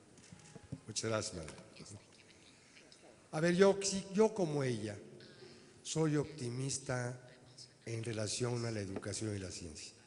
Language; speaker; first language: Spanish; native; Spanish